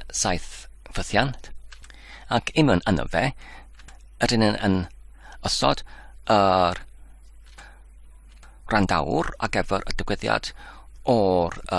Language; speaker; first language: Welsh; non-native, learner; Polish